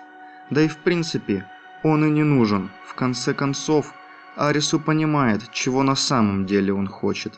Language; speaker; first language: Russian; native; Russian